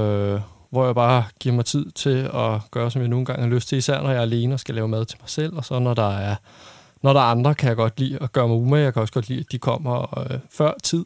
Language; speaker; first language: Danish; native; Danish